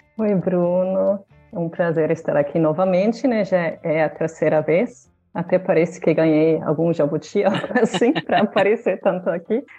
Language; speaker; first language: Portuguese; non-native, fluent; German